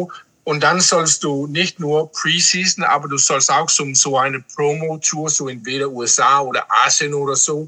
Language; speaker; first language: German; non-native, fluent; English